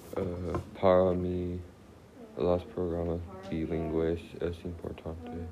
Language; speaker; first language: Spanish; non-native, learner; English